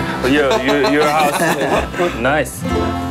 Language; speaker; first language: English; non-native, learner; Korean